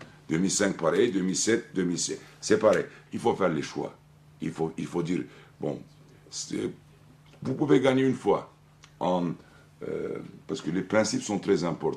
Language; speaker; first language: French; non-native, fluent; Turkish